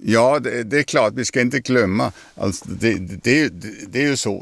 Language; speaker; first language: Swedish; non-native, fluent; French